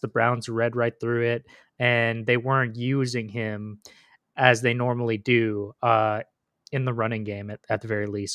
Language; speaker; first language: English; native; English